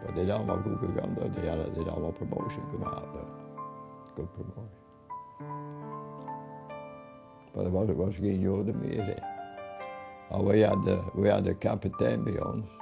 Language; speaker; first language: Dutch; non-native, learner; English